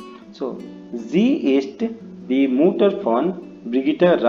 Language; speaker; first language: German; non-native, fluent; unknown